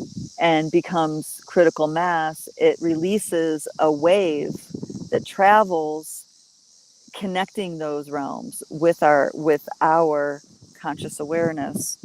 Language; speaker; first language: English; native; English